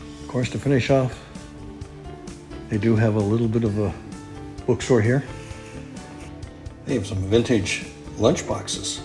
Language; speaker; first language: English; native; English